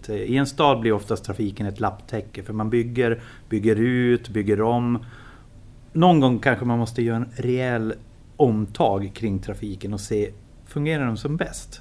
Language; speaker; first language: Swedish; native; Swedish